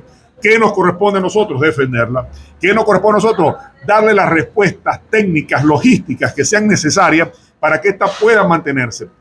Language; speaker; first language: Spanish; native; Spanish